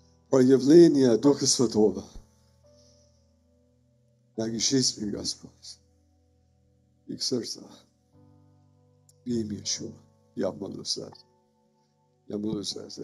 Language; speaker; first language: Russian; non-native, learner; English